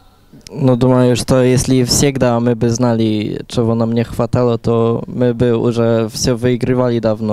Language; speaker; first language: Russian; non-native, learner; Polish